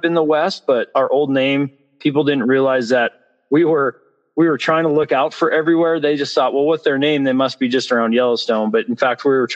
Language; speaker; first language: English; native; English